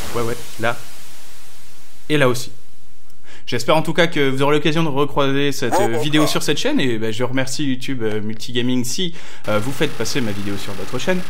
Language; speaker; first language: French; native; French